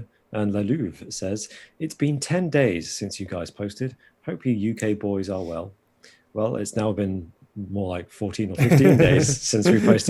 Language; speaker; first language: English; native; English